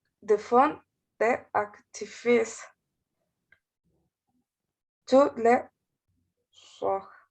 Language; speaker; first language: French; non-native, learner; Spanish